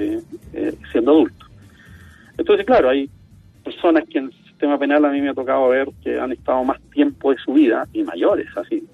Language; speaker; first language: Spanish; native; Spanish